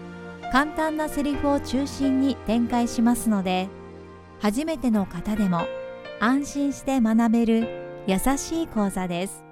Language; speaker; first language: Japanese; native; Japanese